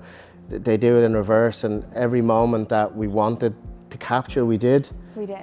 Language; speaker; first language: English; native; English